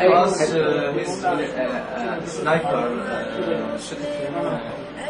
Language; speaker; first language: English; non-native, learner; Arabic